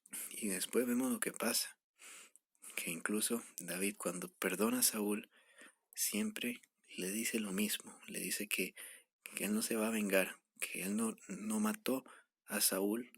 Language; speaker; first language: Spanish; native; Spanish